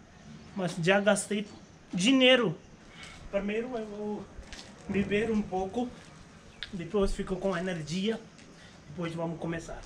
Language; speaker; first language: Portuguese; non-native, learner; Hindi